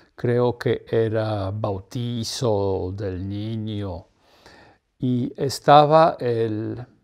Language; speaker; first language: Spanish; non-native, fluent; Polish